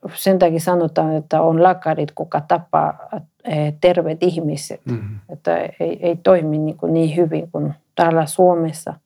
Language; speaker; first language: Finnish; non-native, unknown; Spanish